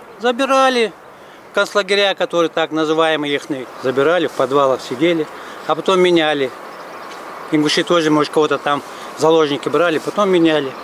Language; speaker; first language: Russian; non-native, local second language; Ingush